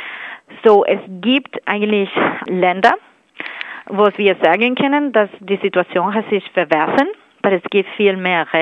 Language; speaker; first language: German; non-native, fluent; Spanish